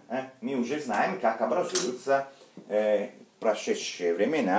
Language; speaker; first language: Russian; non-native, fluent; Italian